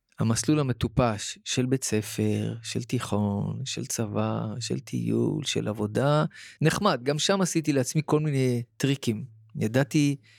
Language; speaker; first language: Hebrew; early bilingual, other home language; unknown